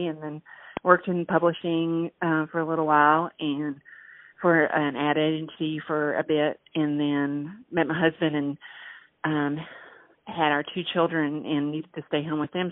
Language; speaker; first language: English; native; English